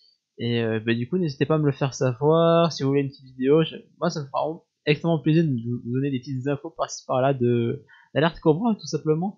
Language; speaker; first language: French; native; French